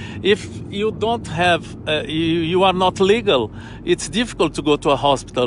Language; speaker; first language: English; non-native, learner; Portuguese